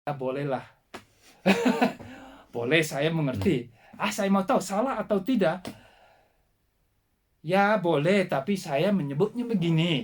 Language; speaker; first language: Indonesian; non-native, fluent; Dutch